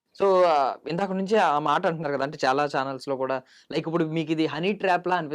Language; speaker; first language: Telugu; native; Telugu